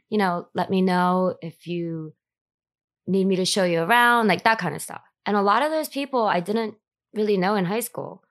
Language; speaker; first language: English; early bilingual, other home language; Korean